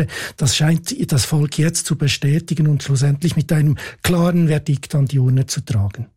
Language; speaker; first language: German; native; German